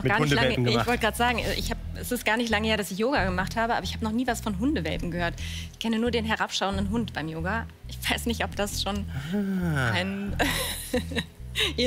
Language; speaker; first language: German; native; German